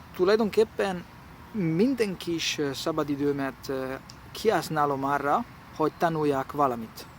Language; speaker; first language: Hungarian; non-native, learner; Italian